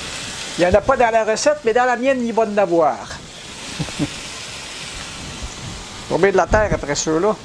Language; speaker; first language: French; native; French